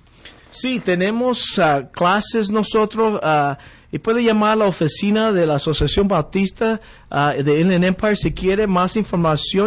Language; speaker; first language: Spanish; early bilingual, heritage; Spanish